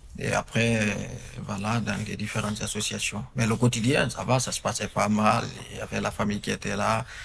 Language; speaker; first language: French; non-native, local second language; Fula